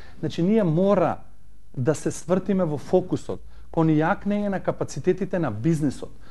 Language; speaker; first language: Macedonian; native; Macedonian